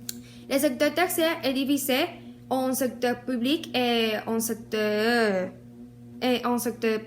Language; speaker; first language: French; non-native, learner; Spanish